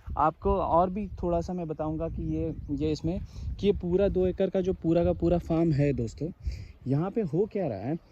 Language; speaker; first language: Hindi; non-native, local second language; Marathi